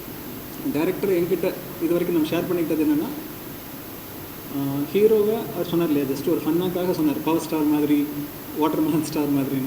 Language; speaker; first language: Tamil; native; Tamil